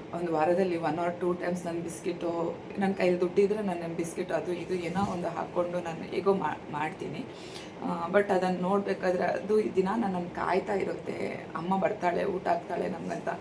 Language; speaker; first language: Kannada; non-native, local second language; Tulu